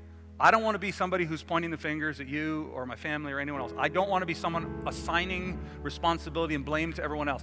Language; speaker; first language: English; native; English